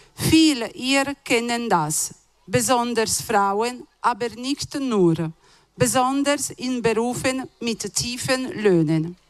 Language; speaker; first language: German; non-native, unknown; Italian